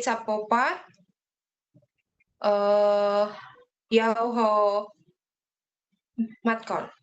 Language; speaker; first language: Cantonese; non-native, learner; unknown